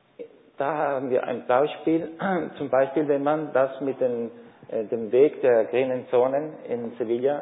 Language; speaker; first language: German; non-native, fluent; Spanish